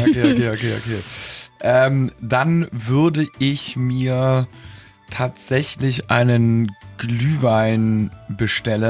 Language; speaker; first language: German; native; German